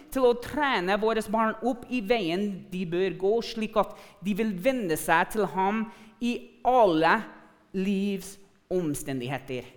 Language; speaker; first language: Norwegian; non-native, fluent; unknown